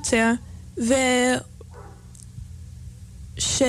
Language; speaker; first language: Hebrew; non-native, fluent; English